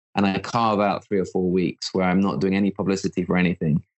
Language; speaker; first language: English; native; English